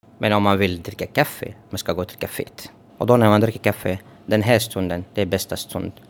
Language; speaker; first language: Swedish; non-native, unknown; Arabic